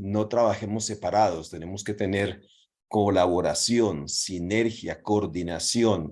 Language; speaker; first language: Spanish; native; Spanish